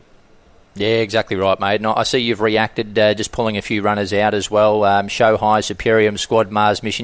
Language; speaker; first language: English; native; English